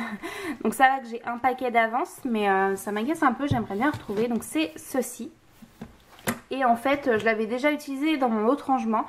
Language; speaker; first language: French; native; French